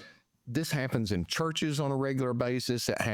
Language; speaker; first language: English; native; English